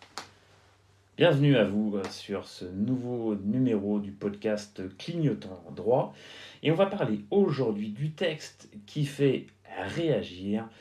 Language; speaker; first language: French; native; French